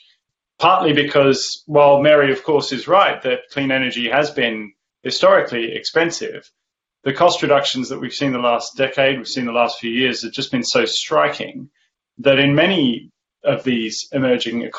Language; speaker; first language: English; native; English